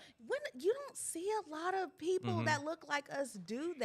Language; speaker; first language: English; native; English